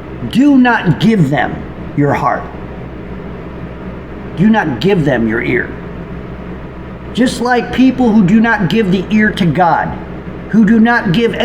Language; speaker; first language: English; native; English